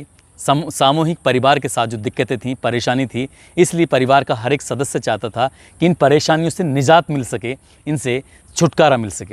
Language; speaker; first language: Hindi; native; Hindi